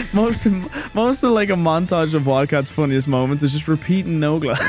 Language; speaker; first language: English; native; English